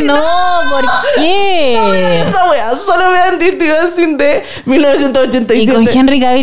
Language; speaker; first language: Spanish; native; Spanish